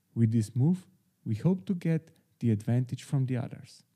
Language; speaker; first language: English; non-native, fluent; Slovenian